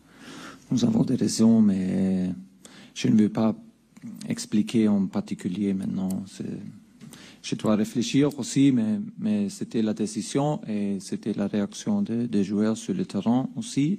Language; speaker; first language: French; non-native, fluent; German